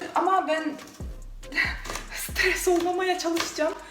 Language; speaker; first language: Turkish; non-native, fluent; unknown